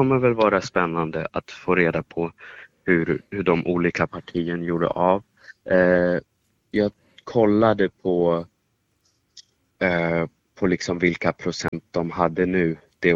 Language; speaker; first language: Swedish; non-native, fluent; German